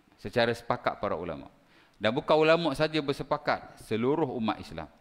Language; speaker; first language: Malay; native; Malay